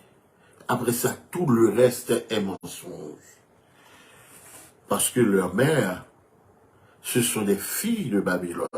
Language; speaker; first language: French; non-native, local second language; Haitian Creole